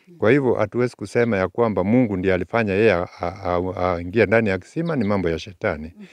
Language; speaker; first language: Swahili; native; Swahili